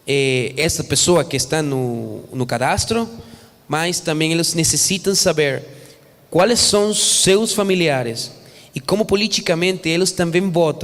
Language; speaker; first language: Portuguese; non-native, fluent; Spanish